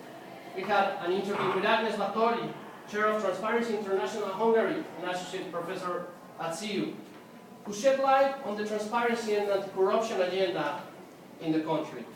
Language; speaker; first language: English; non-native, fluent; Spanish